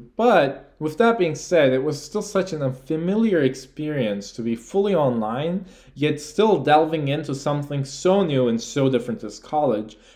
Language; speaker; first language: English; early bilingual, other home language; Turkish